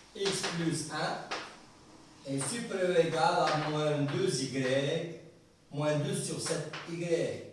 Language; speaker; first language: French; non-native, local second language; Arabic